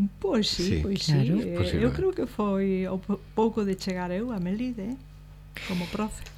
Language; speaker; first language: Galician; native; Galician